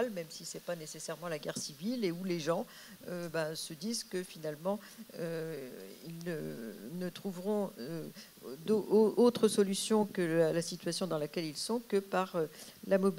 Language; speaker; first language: French; native; French